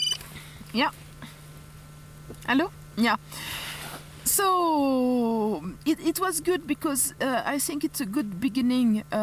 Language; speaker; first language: English; non-native, learner; French